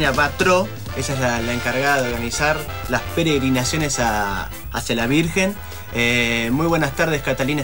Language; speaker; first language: Spanish; native; Spanish